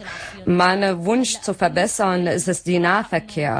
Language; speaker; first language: German; non-native, learner; Arabic